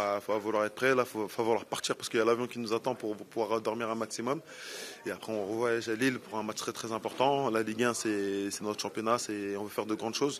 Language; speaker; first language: French; native; French